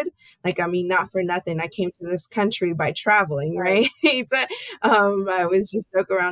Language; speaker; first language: English; native; English